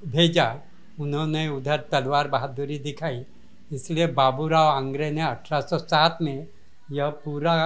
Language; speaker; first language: Hindi; non-native, local second language; Marathi